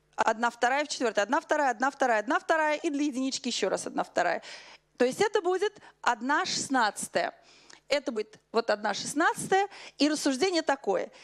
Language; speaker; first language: Russian; native; Russian